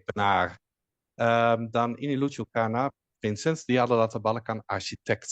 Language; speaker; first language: Indonesian; non-native, fluent; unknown